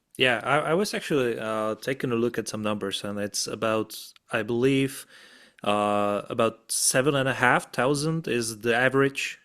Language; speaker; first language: English; non-native, fluent; Czech